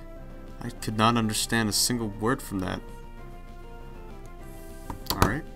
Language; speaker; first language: English; native; English